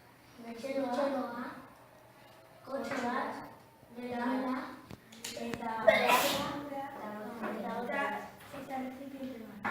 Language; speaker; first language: Basque; non-native, local second language; Spanish